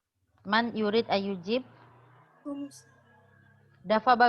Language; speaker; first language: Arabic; non-native, fluent; Indonesian